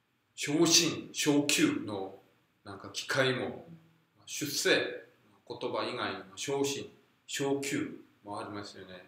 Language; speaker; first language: Japanese; non-native, fluent; Korean